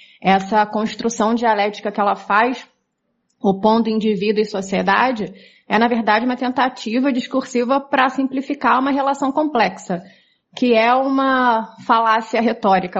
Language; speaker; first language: Portuguese; native; Portuguese